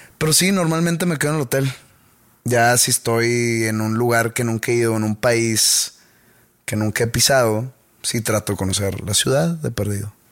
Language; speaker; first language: Spanish; native; Spanish